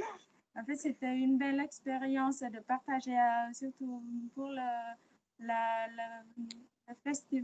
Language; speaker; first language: French; non-native, learner; Vietnamese